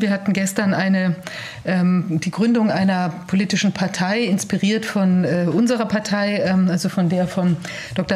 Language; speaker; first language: German; native; German